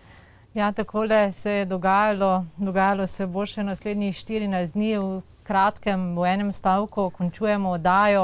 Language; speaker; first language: Slovenian; native; Slovenian